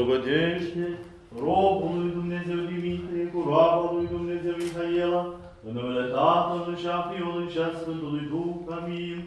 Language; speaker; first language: Romanian; native; Romanian